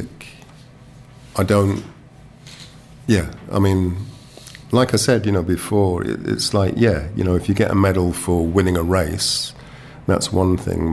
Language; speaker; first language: English; native; English